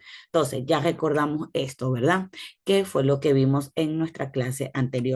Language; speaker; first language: Spanish; native; Spanish